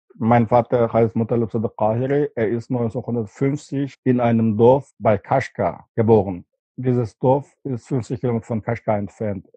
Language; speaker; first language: German; non-native, fluent; Uyghur